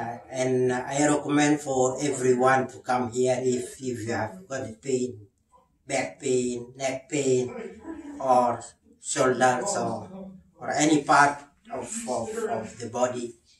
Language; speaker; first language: English; non-native, learner; Arabic